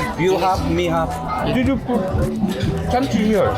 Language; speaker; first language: English; non-native, learner; Korean